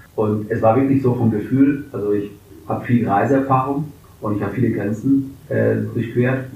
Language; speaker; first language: German; early bilingual, other home language; English